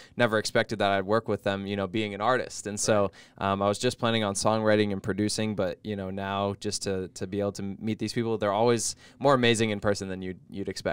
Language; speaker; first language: English; native; English